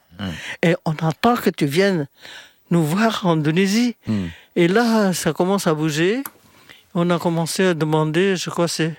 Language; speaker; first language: French; non-native, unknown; Indonesian